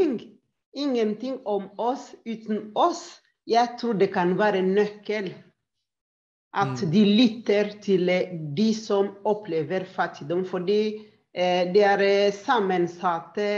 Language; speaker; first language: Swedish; non-native, fluent; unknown